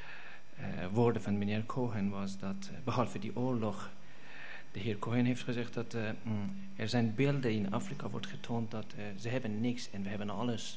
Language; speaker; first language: Dutch; non-native, fluent; Persian